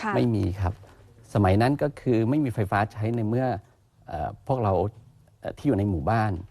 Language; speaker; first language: Thai; non-native, local second language; Chinese